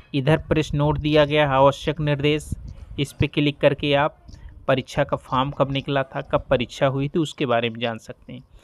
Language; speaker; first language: Hindi; native; Hindi